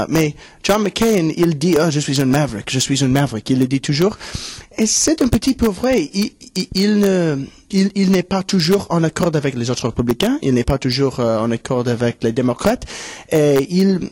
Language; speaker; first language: French; non-native, learner; English